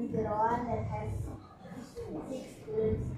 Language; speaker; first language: English; non-native, learner; Indonesian